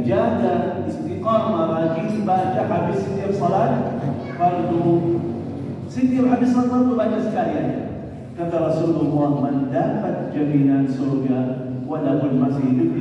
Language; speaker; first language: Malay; non-native, fluent; Arabic